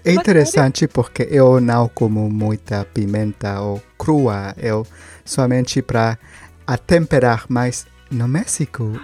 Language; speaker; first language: Portuguese; non-native, learner; Spanish